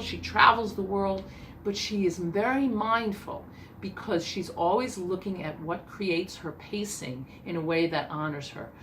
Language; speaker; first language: English; native; English